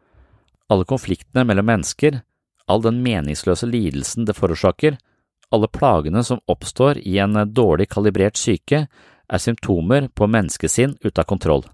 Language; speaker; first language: Norwegian; native; Norwegian